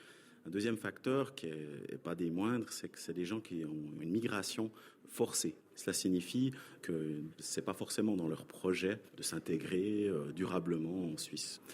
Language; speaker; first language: French; native; French